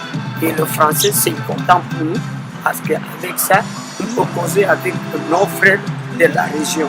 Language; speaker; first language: French; non-native, fluent; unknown